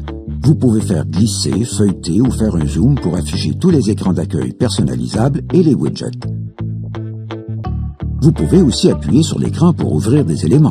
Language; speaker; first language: French; native; French